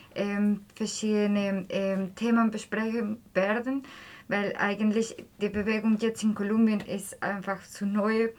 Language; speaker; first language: German; non-native, fluent; Spanish